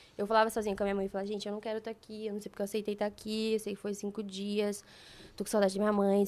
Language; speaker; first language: Portuguese; native; Portuguese